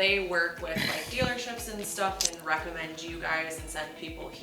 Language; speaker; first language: English; native; English